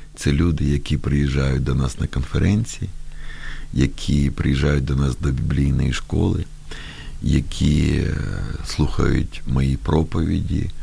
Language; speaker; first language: Ukrainian; non-native, local second language; Russian